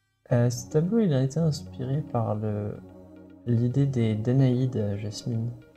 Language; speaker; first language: French; native; French